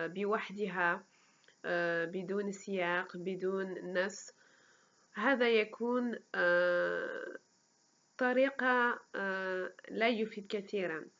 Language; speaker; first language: Arabic; non-native, fluent; French